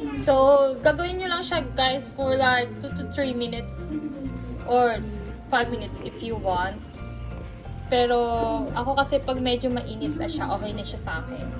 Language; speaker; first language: Filipino; native; Filipino